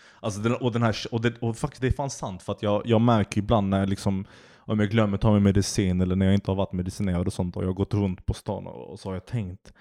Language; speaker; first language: Swedish; early bilingual, other home language; Turkish